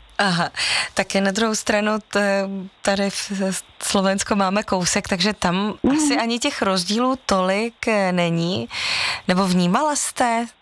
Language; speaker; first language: Czech; native; Czech